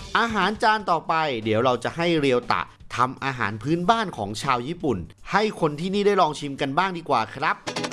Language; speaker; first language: Thai; native; Thai